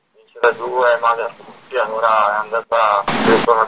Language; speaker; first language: Italian; non-native, learner; Slovak